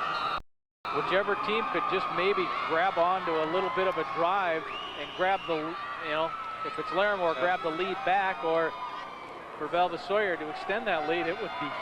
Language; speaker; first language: English; native; English